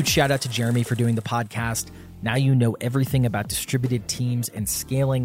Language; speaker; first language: English; native; English